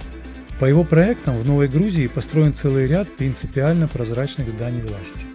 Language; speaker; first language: Russian; native; Russian